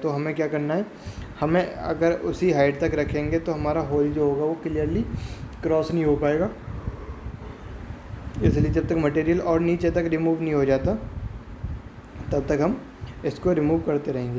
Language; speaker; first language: Hindi; native; Hindi